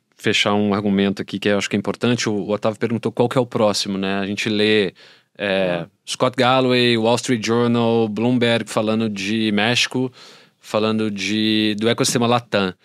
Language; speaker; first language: Portuguese; native; Portuguese